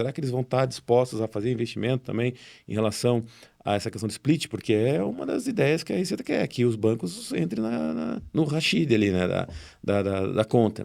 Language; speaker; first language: Portuguese; native; Portuguese